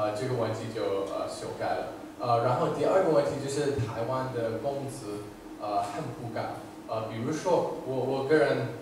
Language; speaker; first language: Chinese; non-native, fluent; English